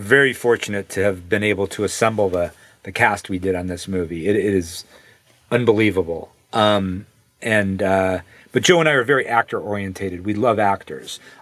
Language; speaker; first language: English; native; English